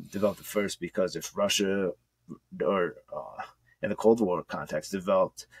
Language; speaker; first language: English; native; English